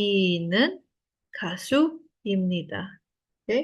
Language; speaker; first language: Korean; non-native, learner; Indonesian